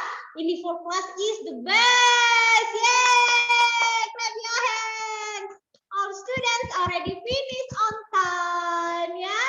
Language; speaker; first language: English; non-native, learner; Indonesian